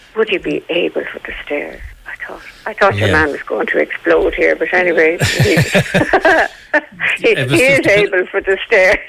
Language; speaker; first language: English; native; English